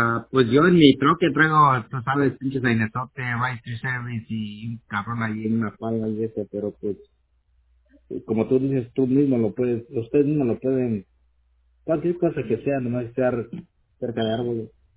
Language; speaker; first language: Spanish; native; Spanish